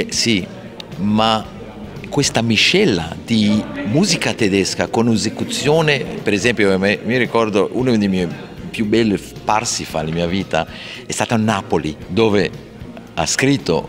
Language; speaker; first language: Italian; non-native, fluent; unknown